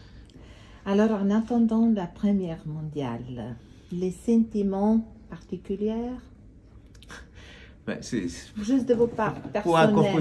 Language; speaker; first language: French; non-native, learner; Serbian